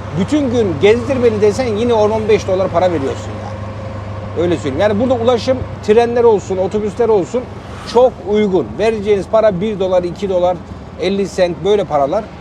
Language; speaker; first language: Turkish; native; Turkish